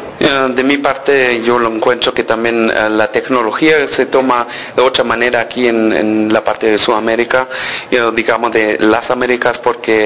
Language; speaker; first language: Spanish; early bilingual, heritage; Spanish